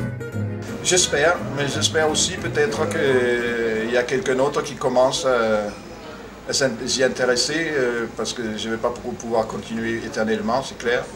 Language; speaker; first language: French; non-native, fluent; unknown